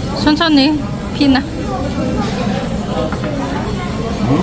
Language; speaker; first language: Korean; non-native, learner; Thai